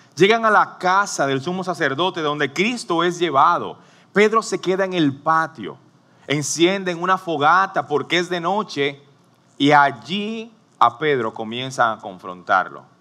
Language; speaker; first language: Spanish; native; Spanish